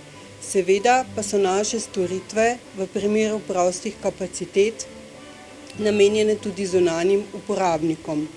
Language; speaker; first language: Slovenian; native; Slovenian